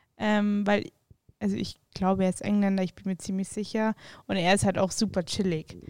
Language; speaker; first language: German; native; German